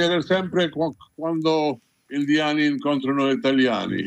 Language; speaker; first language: Italian; non-native, fluent; Hindi